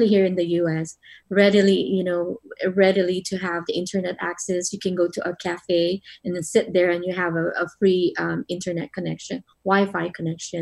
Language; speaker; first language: English; non-native, local second language; Filipino